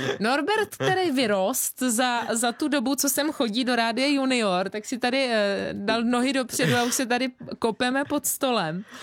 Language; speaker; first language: Czech; native; Czech